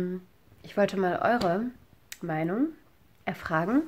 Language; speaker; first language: German; native; German